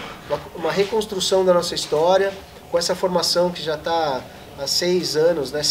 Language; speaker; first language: Portuguese; native; Portuguese